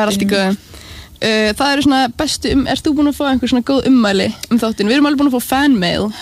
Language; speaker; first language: Icelandic; native; Icelandic